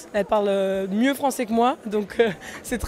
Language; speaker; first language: French; native; French